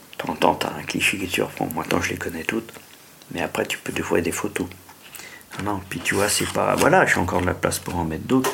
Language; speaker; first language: French; native; French